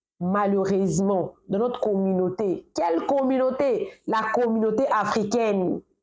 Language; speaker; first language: French; non-native, local second language; Lingala